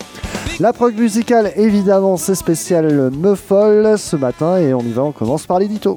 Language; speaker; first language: French; native; French